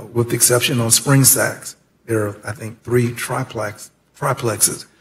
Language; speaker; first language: English; native; English